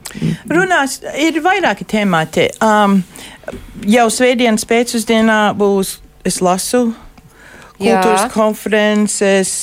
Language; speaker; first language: Latvian; early bilingual, heritage; Latvian